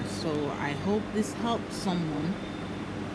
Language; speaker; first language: English; native; English